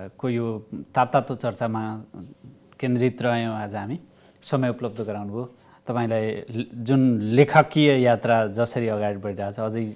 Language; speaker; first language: Nepali; native; Nepali